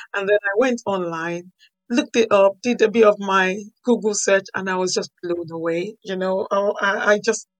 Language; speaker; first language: English; non-native, local second language; Yoruba